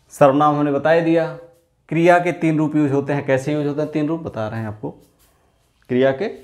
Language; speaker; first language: Hindi; native; Hindi